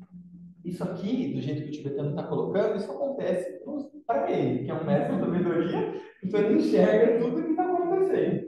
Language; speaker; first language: Portuguese; native; Portuguese